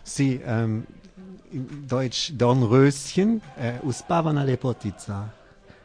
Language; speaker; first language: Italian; non-native, learner; German